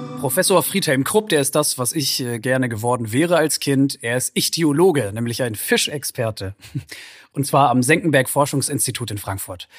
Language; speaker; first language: German; native; German